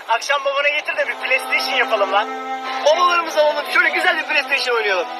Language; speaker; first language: Turkish; native; Turkish